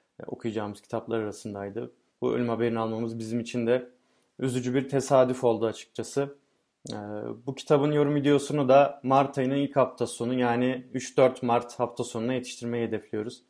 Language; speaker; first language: Turkish; native; Turkish